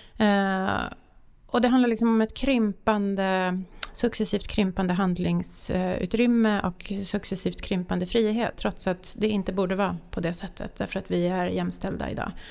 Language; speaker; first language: Swedish; native; Swedish